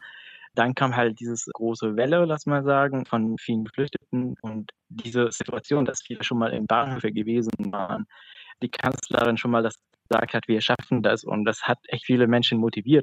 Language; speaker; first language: German; non-native, fluent; Arabic